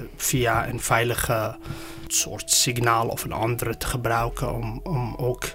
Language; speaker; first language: Dutch; non-native, fluent; Persian